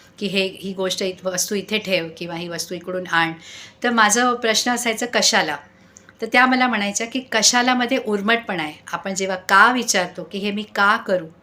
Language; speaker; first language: Marathi; non-native, local second language; Sindhi